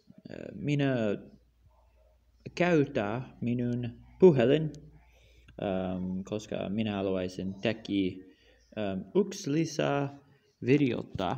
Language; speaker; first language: Finnish; non-native, learner; English